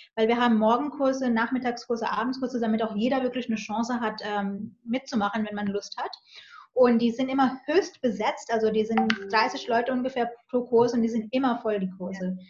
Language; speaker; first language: German; non-native, fluent; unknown